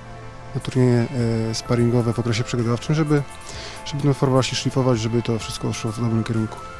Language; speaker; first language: Polish; native; Polish